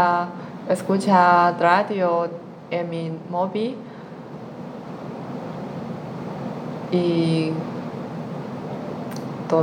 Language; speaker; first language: Spanish; non-native, learner; Chinese